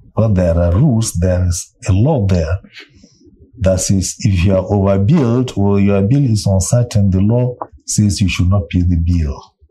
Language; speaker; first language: English; non-native, local second language; Hausa